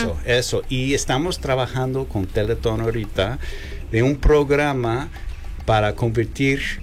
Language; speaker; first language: Spanish; non-native, fluent; English